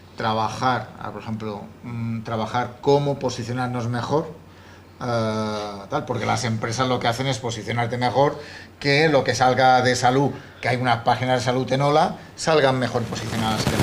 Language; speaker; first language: Spanish; native; Spanish